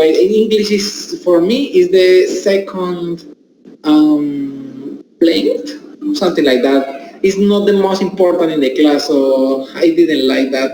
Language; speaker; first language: English; non-native, learner; Spanish